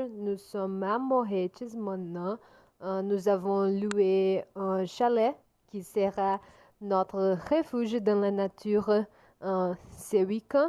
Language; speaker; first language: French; non-native, learner; Portuguese